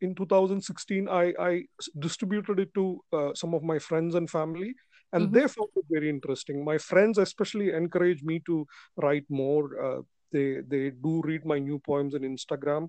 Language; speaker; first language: English; non-native, local second language; Malayalam